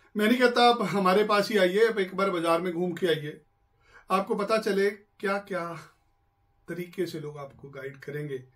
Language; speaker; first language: Hindi; non-native, local second language; Punjabi